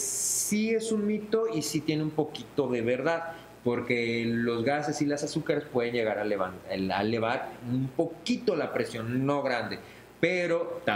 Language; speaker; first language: Spanish; native; Spanish